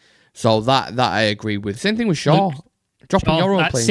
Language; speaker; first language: English; native; English